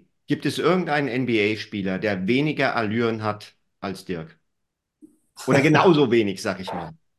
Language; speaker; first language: German; native; German